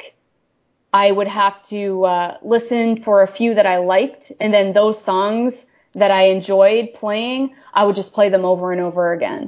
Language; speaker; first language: English; native; English